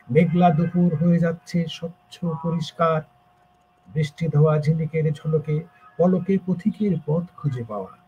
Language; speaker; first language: Bangla; native; Bangla